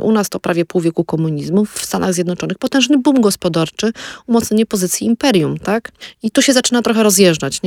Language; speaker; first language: Polish; native; Polish